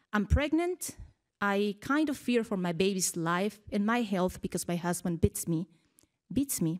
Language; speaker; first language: English; early bilingual, other home language; Spanish